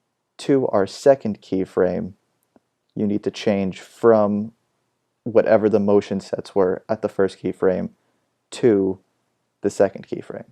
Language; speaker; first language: English; native; English